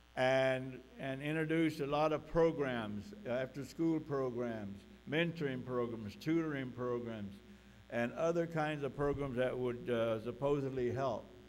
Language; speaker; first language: English; early bilingual, other home language; Spanish